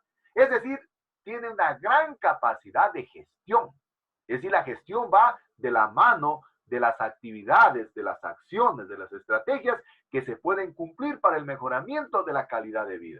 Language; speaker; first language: Spanish; native; Spanish